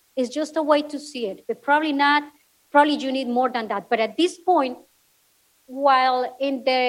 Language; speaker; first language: English; non-native, fluent; Spanish